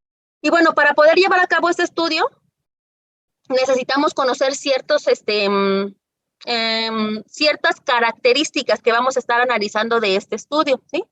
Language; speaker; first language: Spanish; native; Spanish